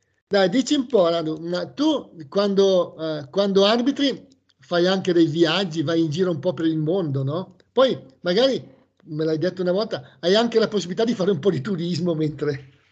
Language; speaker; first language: Italian; native; Italian